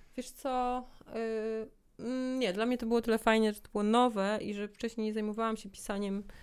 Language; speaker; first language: Polish; native; Polish